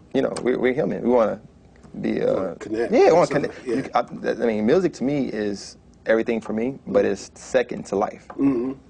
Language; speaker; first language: English; native; English